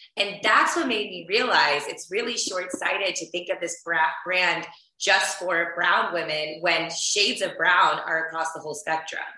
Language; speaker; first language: English; early bilingual, other home language; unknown